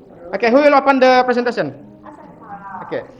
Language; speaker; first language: English; non-native, fluent; Indonesian